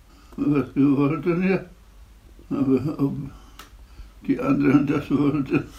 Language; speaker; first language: German; non-native, fluent; Polish